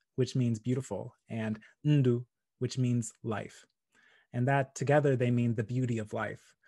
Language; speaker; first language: English; native; English